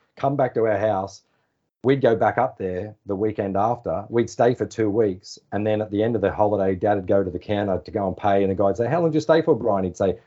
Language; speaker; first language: English; native; English